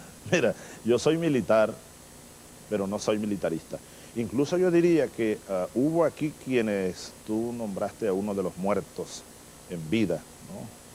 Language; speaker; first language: Spanish; native; Spanish